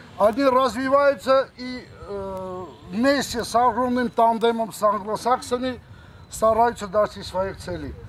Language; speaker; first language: Russian; non-native, local second language; Armenian